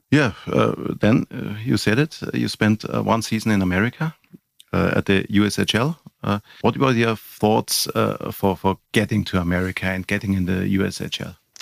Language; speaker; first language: English; non-native, fluent; German